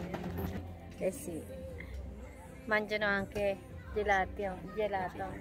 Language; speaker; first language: Italian; non-native, learner; Filipino